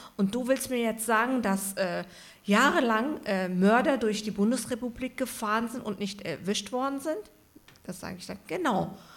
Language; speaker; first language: German; early bilingual, other home language; Turkish